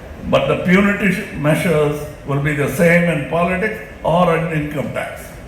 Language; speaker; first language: English; non-native, local second language; Tamil